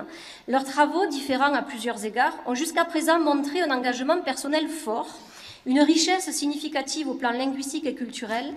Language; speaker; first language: French; native; French